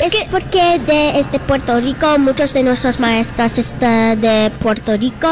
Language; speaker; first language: Spanish; non-native, learner; English